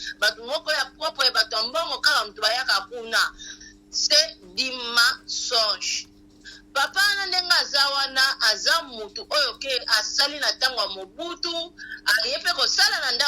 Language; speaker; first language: Lingala; non-native, local second language; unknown